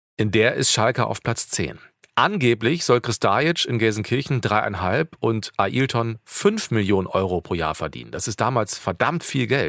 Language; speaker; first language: German; native; German